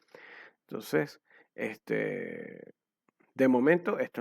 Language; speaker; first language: Spanish; native; Spanish